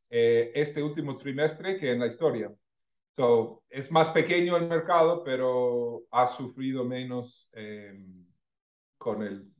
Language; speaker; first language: Spanish; non-native, fluent; English